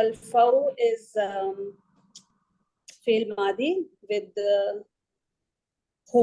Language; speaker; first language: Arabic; non-native, learner; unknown